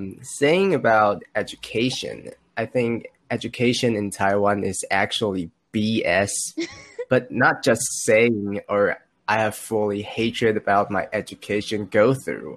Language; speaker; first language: English; non-native, learner; Chinese